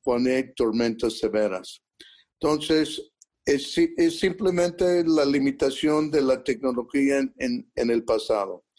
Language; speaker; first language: Spanish; early bilingual, heritage; Spanish